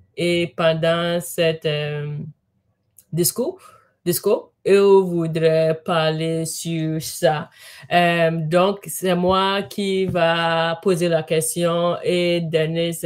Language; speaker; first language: French; non-native, learner; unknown